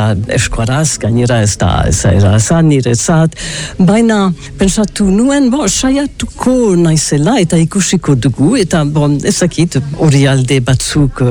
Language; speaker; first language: Basque; non-native, learner; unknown